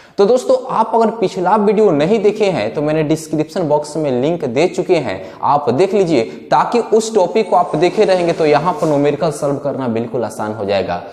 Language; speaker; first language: Hindi; native; Hindi